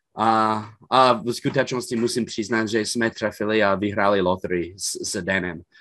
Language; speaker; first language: Czech; non-native, fluent; English